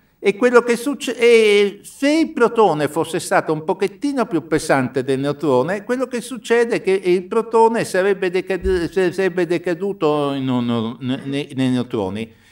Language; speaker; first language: Italian; native; Italian